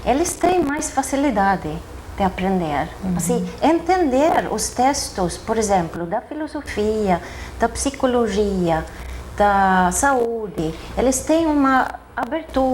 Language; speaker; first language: Portuguese; non-native, fluent; Swedish